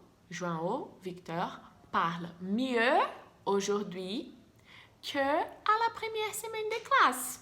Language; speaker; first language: French; non-native, fluent; Portuguese